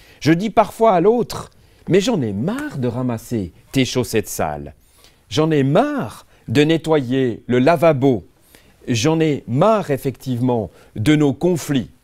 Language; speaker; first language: French; native; French